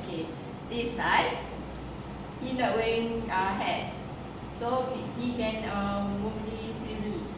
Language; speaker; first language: English; non-native, local second language; Malay